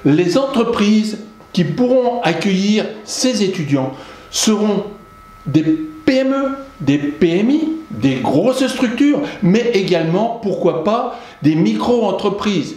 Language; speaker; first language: French; native; French